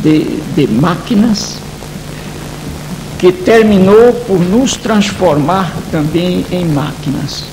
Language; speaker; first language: Spanish; non-native, fluent; Portuguese